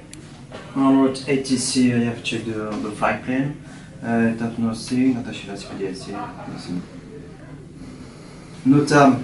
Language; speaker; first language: English; non-native, learner; French